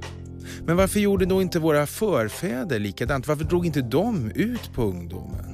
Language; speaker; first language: Swedish; native; Swedish